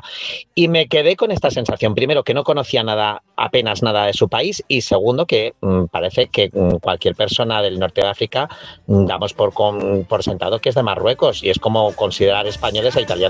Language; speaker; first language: Spanish; native; Spanish